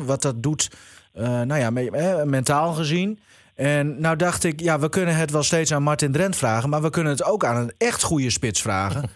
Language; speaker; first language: Dutch; native; Dutch